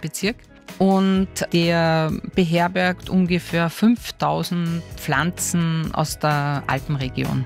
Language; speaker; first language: German; native; German